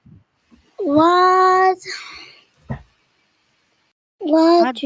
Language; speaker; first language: English; non-native, learner; Korean